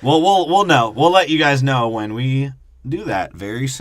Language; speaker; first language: English; native; English